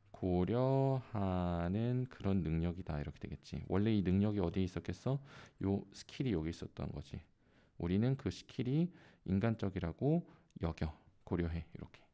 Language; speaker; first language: Korean; native; Korean